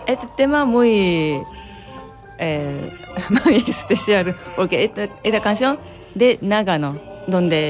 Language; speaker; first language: Spanish; non-native, learner; Japanese